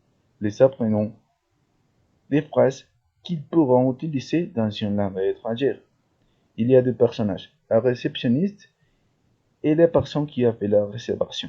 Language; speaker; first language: French; non-native, learner; Spanish